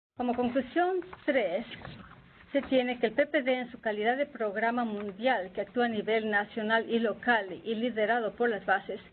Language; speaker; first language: Spanish; native; Spanish